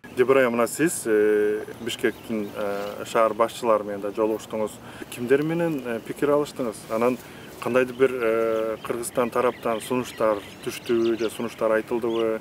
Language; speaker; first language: Kyrgyz; native; Kyrgyz